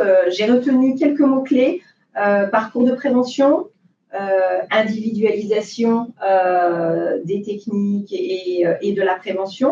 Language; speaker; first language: French; native; French